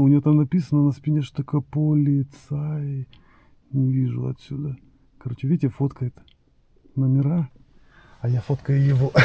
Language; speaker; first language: Russian; native; Russian